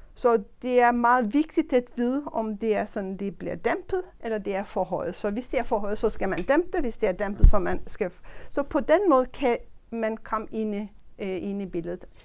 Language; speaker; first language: Danish; non-native, fluent; Turkish